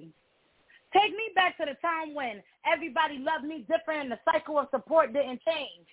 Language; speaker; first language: English; early bilingual, other home language; Spanish